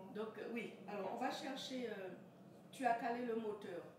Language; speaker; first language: French; native; French